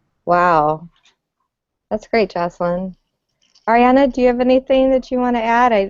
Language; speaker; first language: English; native; English